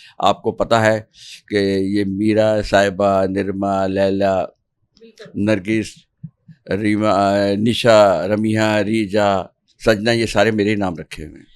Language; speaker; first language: Urdu; native; Urdu